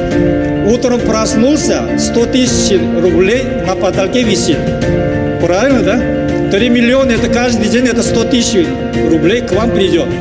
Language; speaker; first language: Russian; non-native, learner; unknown